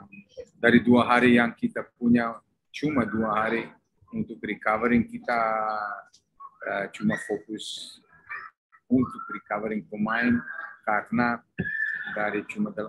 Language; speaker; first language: Indonesian; non-native, fluent; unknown